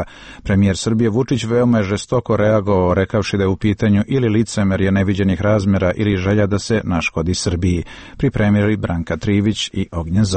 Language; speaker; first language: Croatian; native; Croatian